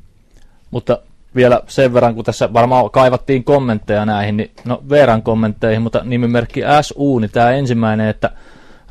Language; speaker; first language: Finnish; native; Finnish